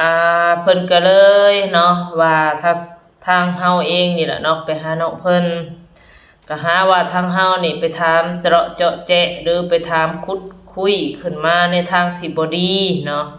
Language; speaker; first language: Thai; non-native, local second language; Lao